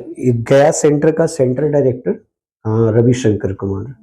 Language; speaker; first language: Hindi; native; Hindi